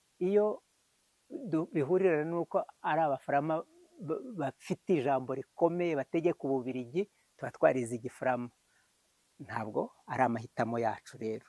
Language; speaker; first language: Kinyarwanda; early bilingual, heritage; Kinyarwanda